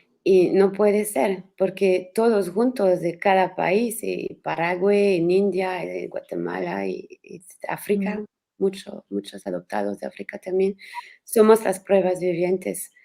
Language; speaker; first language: Spanish; non-native, learner; French